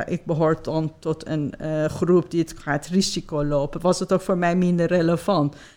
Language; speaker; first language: Dutch; non-native, fluent; Persian